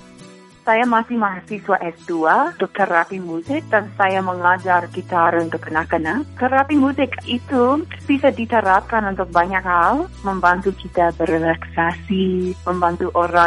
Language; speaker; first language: Indonesian; non-native, fluent; English